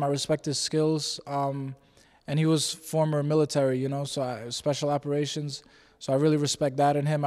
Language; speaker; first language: English; native; English